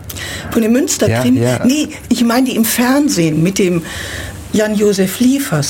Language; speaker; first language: German; native; German